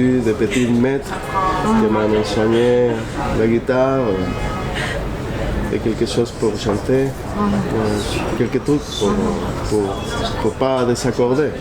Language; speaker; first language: French; non-native, fluent; Spanish